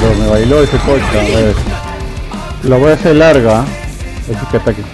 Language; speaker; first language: Spanish; native; Spanish